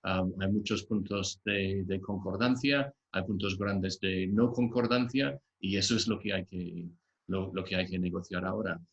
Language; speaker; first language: Spanish; non-native, fluent; English